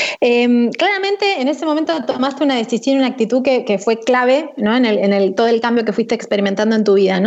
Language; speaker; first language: Spanish; native; Spanish